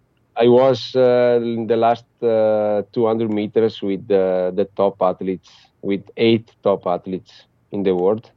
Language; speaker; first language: English; non-native, fluent; Italian